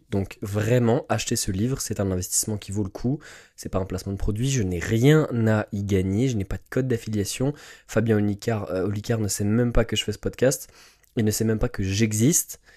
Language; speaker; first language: French; native; French